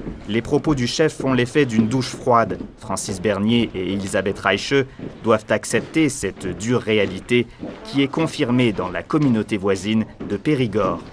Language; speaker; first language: French; native; French